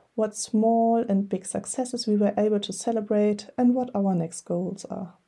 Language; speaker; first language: English; non-native, fluent; German